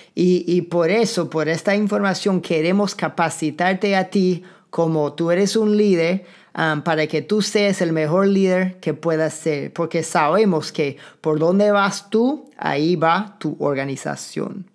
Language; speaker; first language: Spanish; non-native, fluent; English